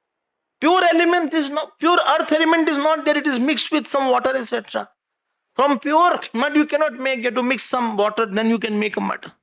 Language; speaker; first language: English; non-native, local second language; Hindi